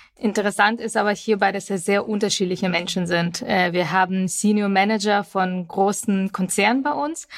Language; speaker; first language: German; early bilingual, other home language; Russian